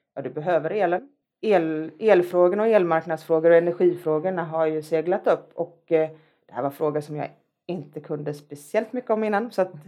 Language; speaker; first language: Swedish; native; Swedish